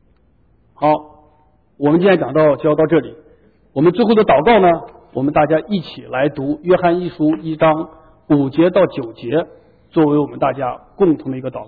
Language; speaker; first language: Chinese; native; Chinese